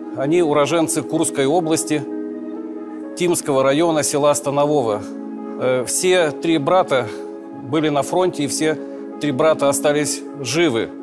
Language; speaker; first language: Russian; native; Russian